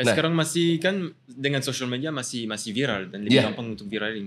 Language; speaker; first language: Indonesian; non-native, fluent; French